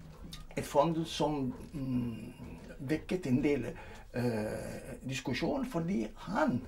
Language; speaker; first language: Norwegian; non-native, fluent; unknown